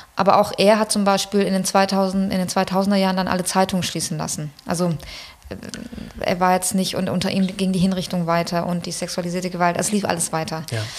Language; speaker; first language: German; early bilingual, other home language; Persian